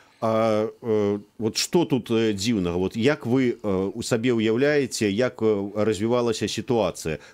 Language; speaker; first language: Belarusian; native; Belarusian